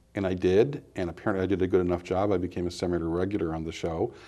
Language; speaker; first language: English; native; English